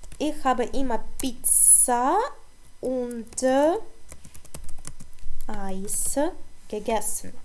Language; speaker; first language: German; non-native, fluent; Ukrainian